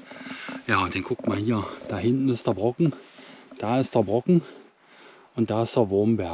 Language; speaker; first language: German; native; German